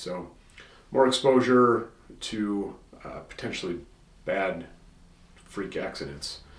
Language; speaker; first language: English; native; English